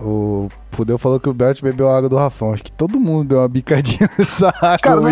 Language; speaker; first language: Portuguese; native; Portuguese